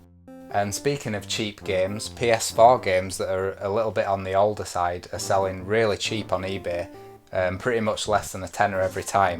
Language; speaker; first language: English; native; English